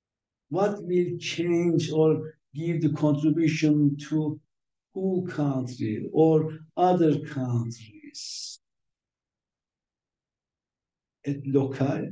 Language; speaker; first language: English; non-native, fluent; Turkish